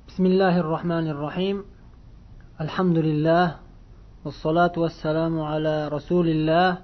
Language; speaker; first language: Arabic; non-native, fluent; Uzbek